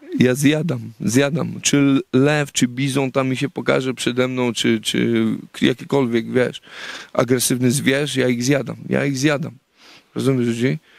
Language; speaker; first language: Polish; native; Polish